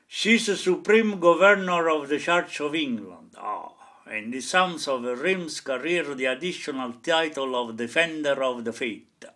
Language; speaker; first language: English; non-native, fluent; Italian